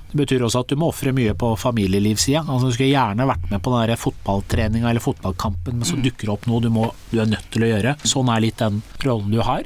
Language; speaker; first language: Norwegian; early bilingual, other home language; Persian